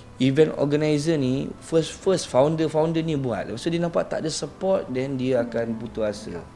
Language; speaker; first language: Malay; native; Malay